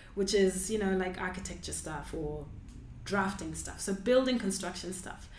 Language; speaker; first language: English; non-native, local second language; Shona